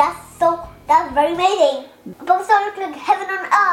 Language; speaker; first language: English; native; English